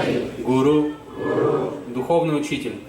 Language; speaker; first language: Russian; native; Russian